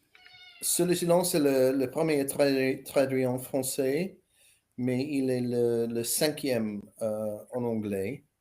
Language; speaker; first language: French; non-native, learner; English